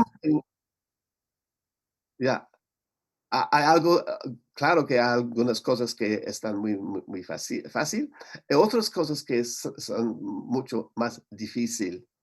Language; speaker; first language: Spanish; non-native, learner; English